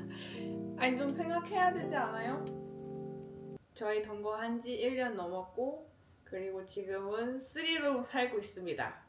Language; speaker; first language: Korean; non-native, fluent; Chinese